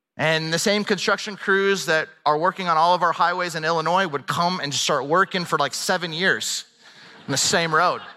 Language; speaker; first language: English; native; English